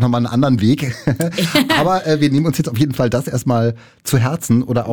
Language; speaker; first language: German; native; German